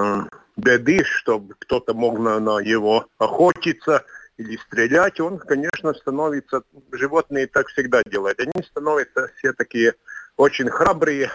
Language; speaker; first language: Russian; non-native, local second language; Latvian